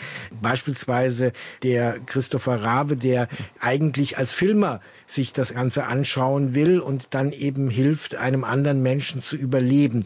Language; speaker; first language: German; native; German